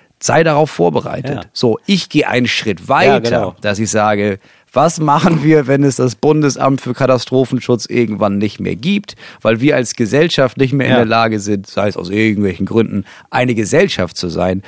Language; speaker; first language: German; native; German